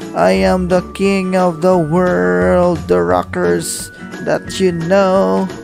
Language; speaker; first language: English; non-native, local second language; Cebuano